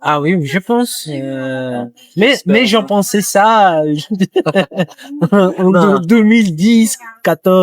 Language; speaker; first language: French; non-native, learner; Portuguese